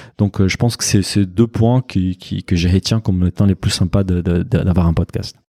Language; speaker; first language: French; non-native, fluent; Portuguese